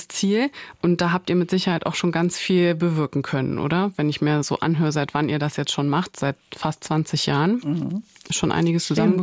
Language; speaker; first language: German; native; German